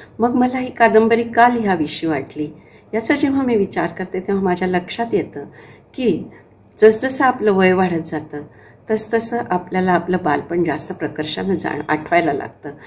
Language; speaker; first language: Marathi; native; Marathi